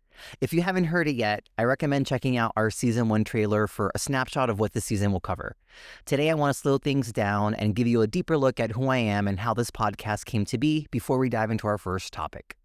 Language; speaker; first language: English; native; English